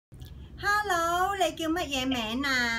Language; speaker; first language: Chinese; native; Chinese